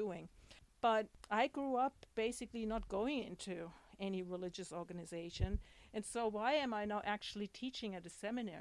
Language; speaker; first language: English; non-native, fluent; German